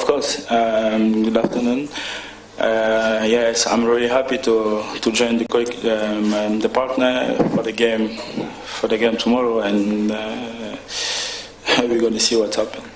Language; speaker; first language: English; non-native, learner; French